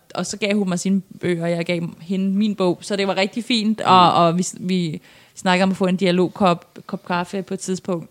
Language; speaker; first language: Danish; non-native, fluent; Persian